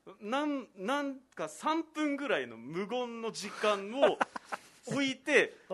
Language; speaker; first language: Japanese; native; Japanese